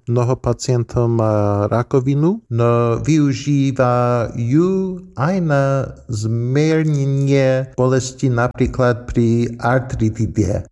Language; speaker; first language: Slovak; early bilingual, heritage; Slovak